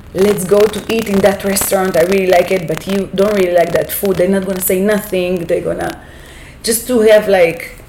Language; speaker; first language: English; non-native, fluent; Hebrew